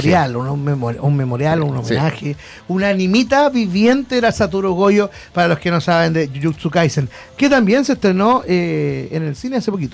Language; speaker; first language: Spanish; native; Spanish